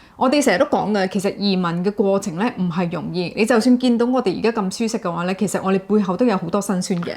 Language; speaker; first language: Cantonese; native; Cantonese